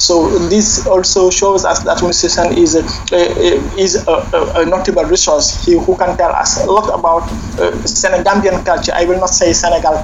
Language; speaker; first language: English; non-native, fluent; Serer